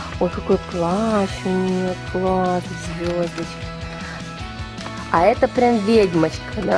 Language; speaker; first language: Russian; native; Russian